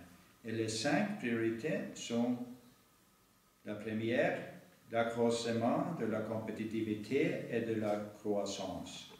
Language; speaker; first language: French; non-native, fluent; Norwegian